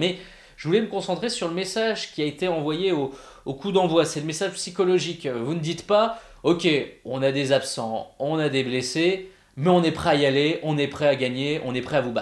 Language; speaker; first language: French; native; French